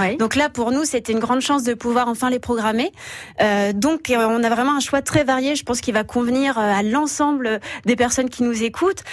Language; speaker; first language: French; native; French